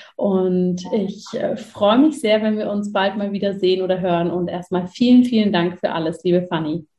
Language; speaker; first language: German; native; German